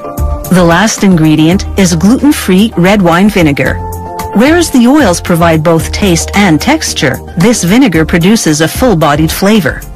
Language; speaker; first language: English; native; English